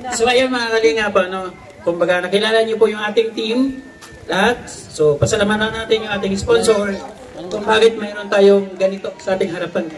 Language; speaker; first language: Filipino; native; Filipino